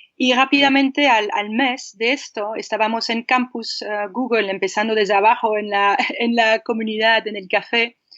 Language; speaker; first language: Spanish; non-native, fluent; French